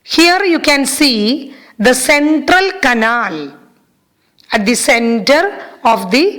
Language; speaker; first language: English; non-native, local second language; Malayalam